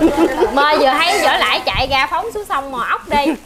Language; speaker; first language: Vietnamese; native; Vietnamese